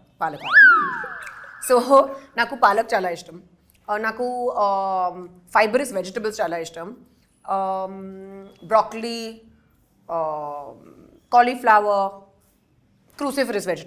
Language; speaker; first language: Telugu; non-native, learner; Hindi